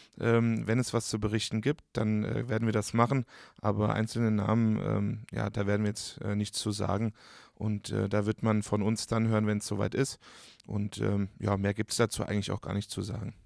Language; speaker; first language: German; native; German